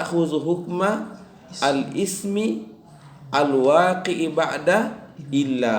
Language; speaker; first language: Arabic; non-native, fluent; Indonesian